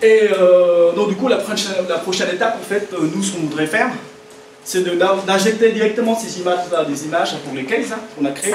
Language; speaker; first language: French; native; French